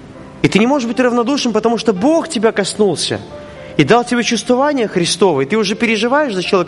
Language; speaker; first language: Russian; native; Russian